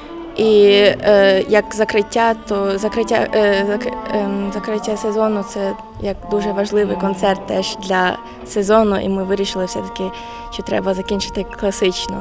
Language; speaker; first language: Ukrainian; non-native, fluent; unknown